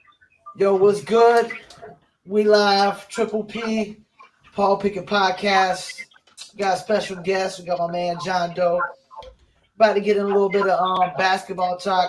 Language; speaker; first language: English; native; English